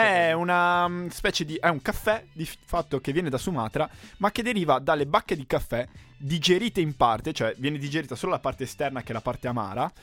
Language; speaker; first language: Italian; native; Italian